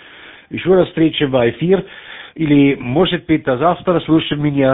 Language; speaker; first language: Russian; non-native, learner; German